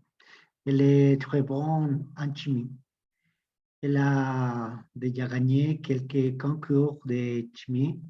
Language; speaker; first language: French; non-native, learner; Spanish